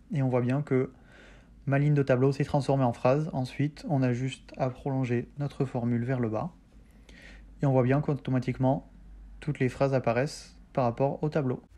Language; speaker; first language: French; native; French